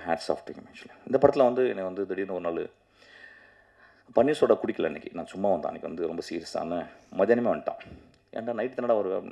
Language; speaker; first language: Tamil; native; Tamil